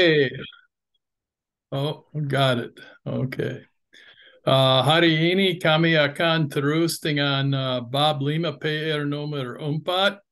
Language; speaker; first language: Indonesian; non-native, fluent; English